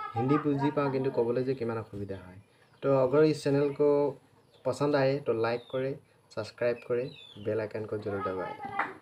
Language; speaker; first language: Hindi; non-native, local second language; Assamese